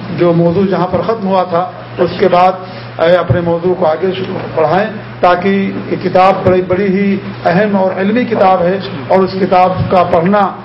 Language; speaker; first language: Urdu; native; Urdu